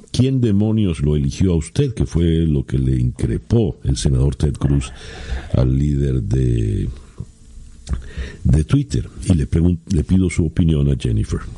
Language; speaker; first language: Spanish; native; Spanish